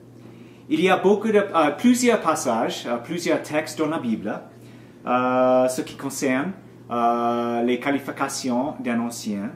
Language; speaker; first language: French; non-native, learner; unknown